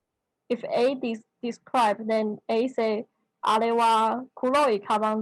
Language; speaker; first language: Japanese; non-native, learner; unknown